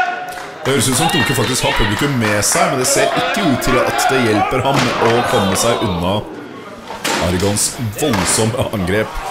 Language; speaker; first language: Norwegian; native; Norwegian